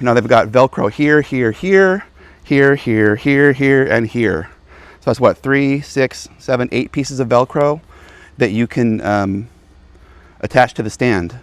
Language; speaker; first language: English; native; English